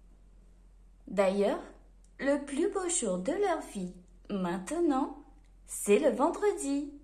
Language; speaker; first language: French; native; French